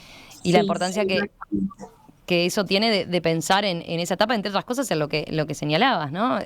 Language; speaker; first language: Spanish; native; Spanish